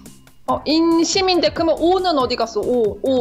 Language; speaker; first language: Korean; native; Korean